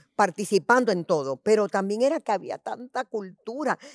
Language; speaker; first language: Spanish; early bilingual, heritage; Spanish